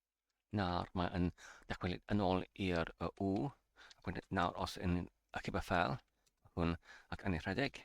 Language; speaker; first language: Welsh; non-native, fluent; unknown